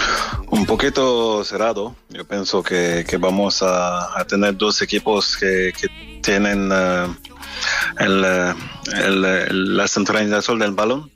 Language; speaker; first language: Spanish; non-native, fluent; French